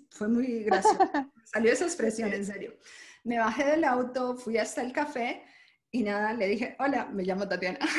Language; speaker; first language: Spanish; native; Spanish